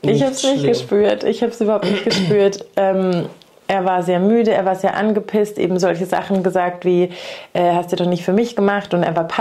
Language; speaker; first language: German; native; German